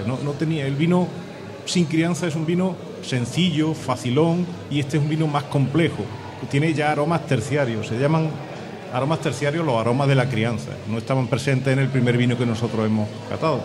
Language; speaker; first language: Spanish; native; Spanish